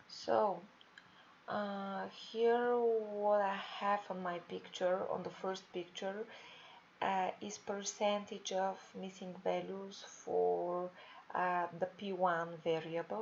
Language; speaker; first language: English; non-native, fluent; Bulgarian